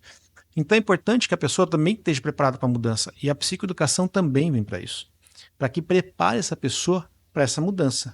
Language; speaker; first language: Portuguese; native; Portuguese